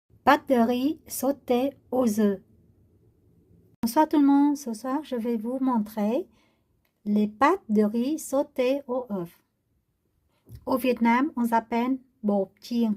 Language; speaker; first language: French; non-native, learner; Vietnamese